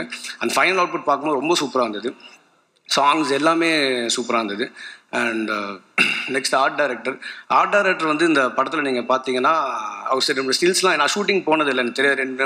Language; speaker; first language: Tamil; native; Tamil